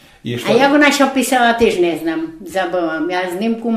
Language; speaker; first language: Polish; non-native, local second language; Rusyn